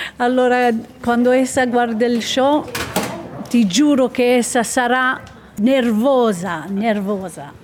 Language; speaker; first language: Italian; early bilingual, heritage; Italian